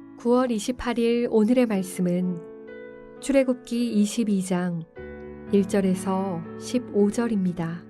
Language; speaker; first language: Korean; native; Korean